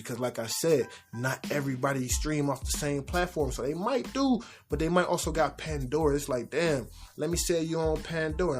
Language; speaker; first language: English; native; English